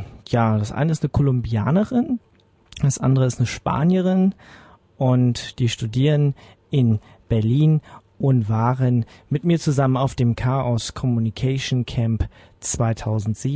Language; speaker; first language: German; native; German